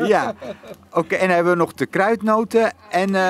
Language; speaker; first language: Dutch; native; Dutch